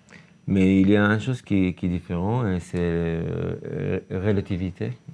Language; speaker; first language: French; non-native, learner; Hebrew